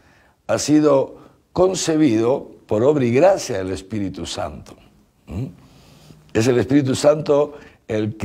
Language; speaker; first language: Spanish; native; Spanish